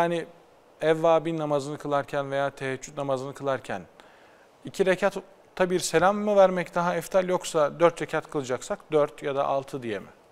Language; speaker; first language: Turkish; native; Turkish